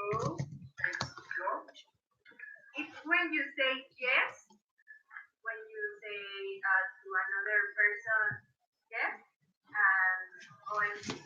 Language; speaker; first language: English; non-native, learner; Spanish